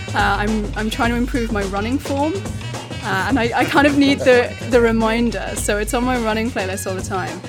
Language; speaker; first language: English; native; English